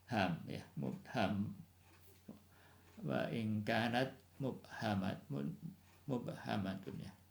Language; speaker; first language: Arabic; non-native, fluent; Indonesian